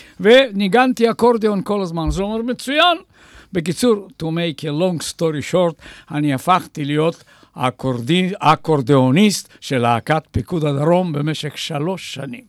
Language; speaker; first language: Hebrew; non-native, fluent; Bulgarian